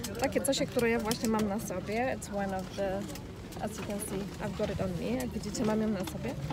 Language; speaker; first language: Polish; native; Polish